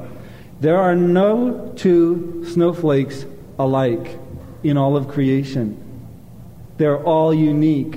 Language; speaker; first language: English; native; English